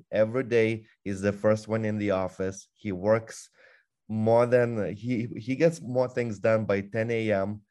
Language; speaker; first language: English; non-native, fluent; Lithuanian